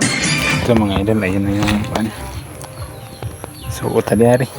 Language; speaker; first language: Filipino; native; Filipino